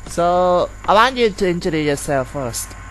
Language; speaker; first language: English; non-native, learner; Vietnamese